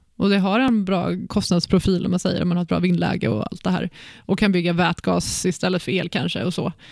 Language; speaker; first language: Swedish; native; Swedish